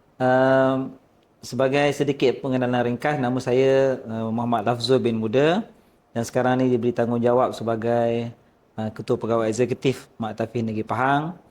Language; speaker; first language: Malay; native; Malay